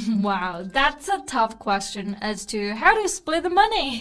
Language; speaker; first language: English; non-native, fluent; Chinese